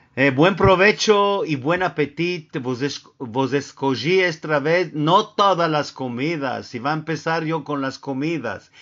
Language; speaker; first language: Spanish; early bilingual, heritage; Ladino